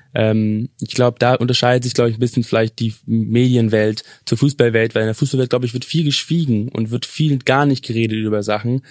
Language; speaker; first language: German; early bilingual, other home language; English